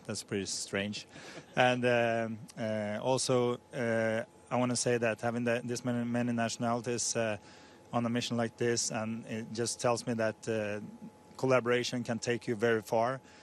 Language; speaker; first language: English; non-native, fluent; Swedish